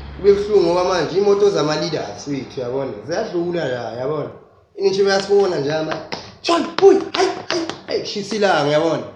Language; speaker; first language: Zulu; native; Zulu